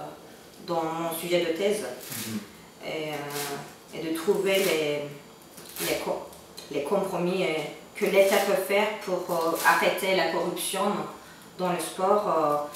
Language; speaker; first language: French; non-native, fluent; Turkish